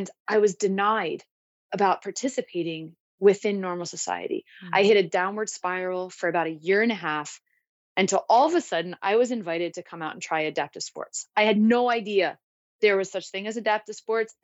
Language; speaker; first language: English; native; English